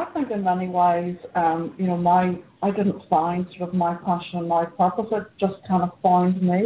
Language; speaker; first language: English; native; English